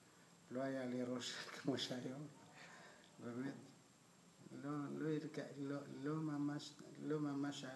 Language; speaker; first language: Hebrew; non-native, fluent; Amharic